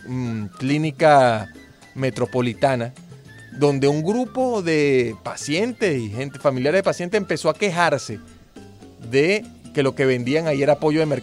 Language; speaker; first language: Spanish; native; Spanish